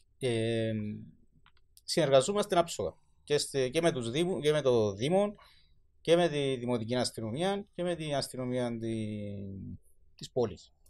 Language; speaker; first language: Greek; native; Greek